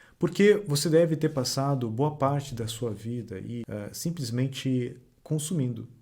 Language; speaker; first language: Portuguese; native; Portuguese